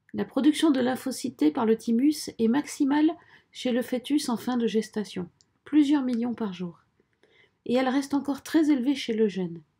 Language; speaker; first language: French; native; French